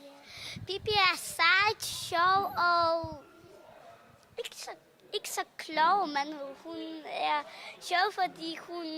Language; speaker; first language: Danish; early bilingual, other home language; Polish